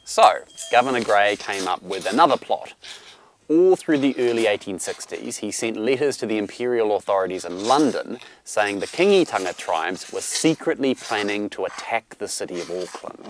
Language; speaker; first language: English; native; English